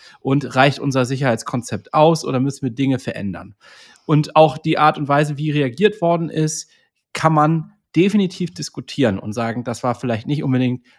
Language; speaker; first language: German; native; German